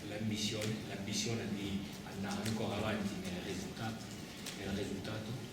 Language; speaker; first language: Italian; non-native, fluent; French